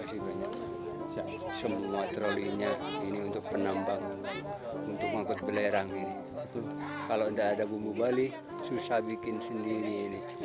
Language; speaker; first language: Indonesian; non-native, local second language; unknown